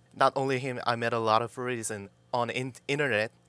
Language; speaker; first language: English; non-native, learner; Korean